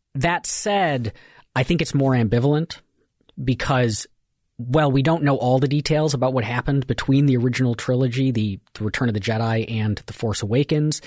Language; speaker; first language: English; native; English